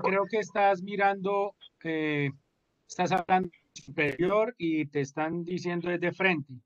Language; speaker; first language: Spanish; native; Spanish